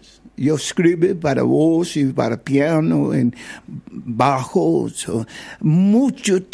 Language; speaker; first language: Spanish; non-native, learner; English